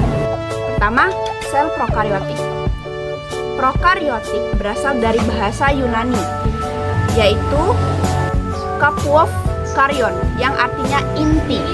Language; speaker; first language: Indonesian; native; Indonesian